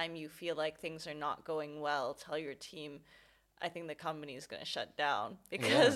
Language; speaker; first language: English; non-native, local second language; Cantonese